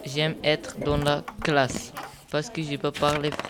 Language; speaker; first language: French; non-native, learner; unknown